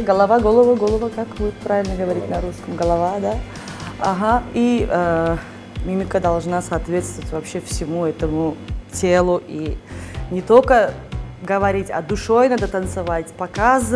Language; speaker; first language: Russian; non-native, local second language; Uzbek